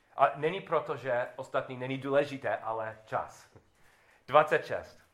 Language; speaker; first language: Czech; non-native, learner; English